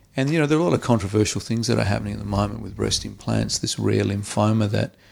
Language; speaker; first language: English; native; English